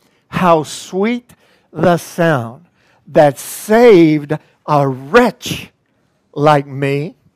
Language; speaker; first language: English; non-native, fluent; Spanish